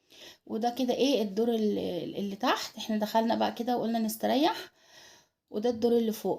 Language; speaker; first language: Arabic; native; Arabic